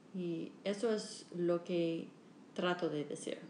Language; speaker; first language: Spanish; non-native, learner; English